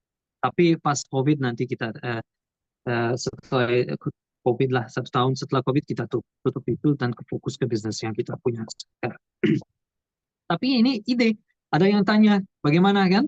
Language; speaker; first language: Indonesian; non-native, learner; Portuguese